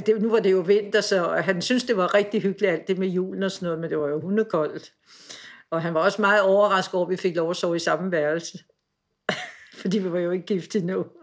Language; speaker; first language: Danish; native; Danish